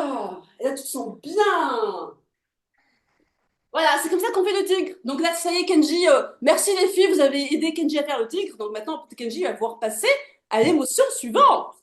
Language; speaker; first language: French; native; French